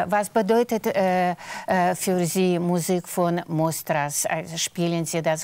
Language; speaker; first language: German; non-native, fluent; Russian